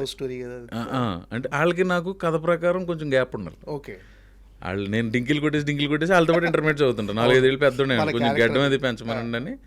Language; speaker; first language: Telugu; native; Telugu